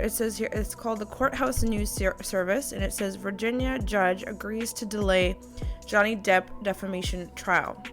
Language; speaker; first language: English; native; English